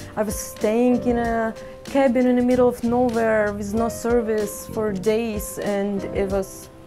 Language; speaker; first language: English; non-native, fluent; Ukrainian